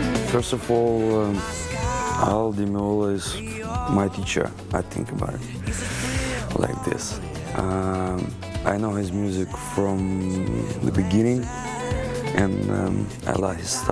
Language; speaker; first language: English; non-native, learner; Russian